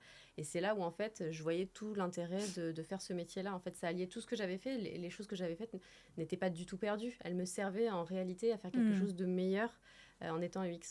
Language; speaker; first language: French; native; French